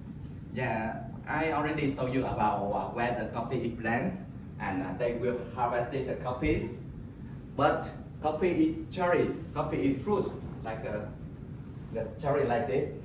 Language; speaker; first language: English; non-native, learner; Vietnamese